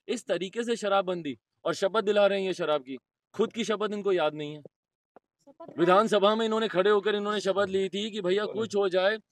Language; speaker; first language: Hindi; native; Hindi